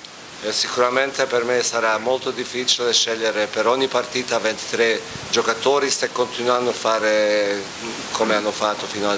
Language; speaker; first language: Italian; non-native, fluent; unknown